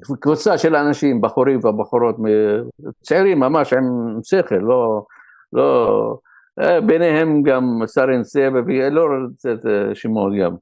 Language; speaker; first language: Hebrew; non-native, local second language; Arabic